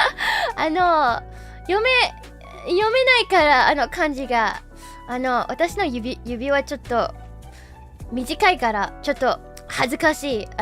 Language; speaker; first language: Japanese; non-native, learner; English